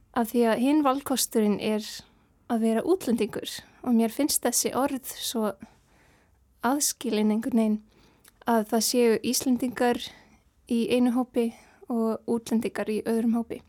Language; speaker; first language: Icelandic; non-native, fluent; Serbian